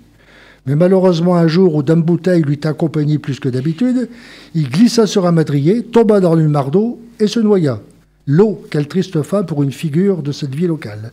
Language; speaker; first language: French; native; French